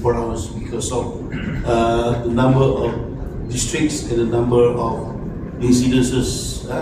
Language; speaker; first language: English; non-native, local second language; Malay